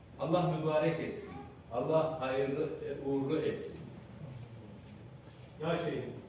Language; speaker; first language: Turkish; native; Turkish